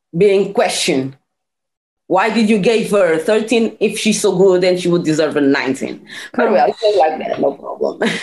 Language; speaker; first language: English; non-native, fluent; Portuguese